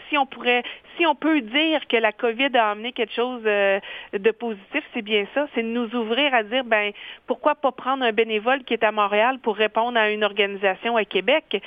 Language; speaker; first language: French; native; French